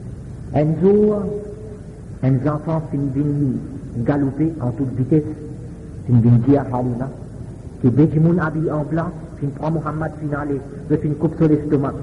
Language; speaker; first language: French; non-native, local second language; Morisyen